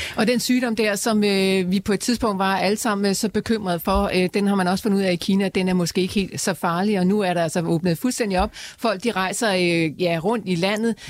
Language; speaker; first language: Danish; native; Danish